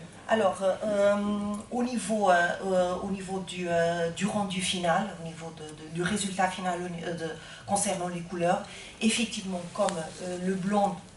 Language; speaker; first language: French; non-native, fluent; Portuguese